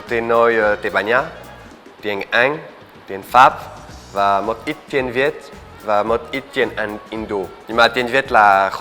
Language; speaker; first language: Vietnamese; non-native, learner; French